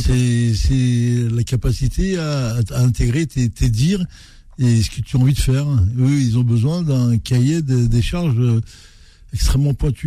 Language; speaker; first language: French; native; French